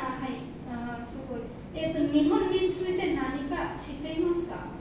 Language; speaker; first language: Japanese; non-native, fluent; Bangla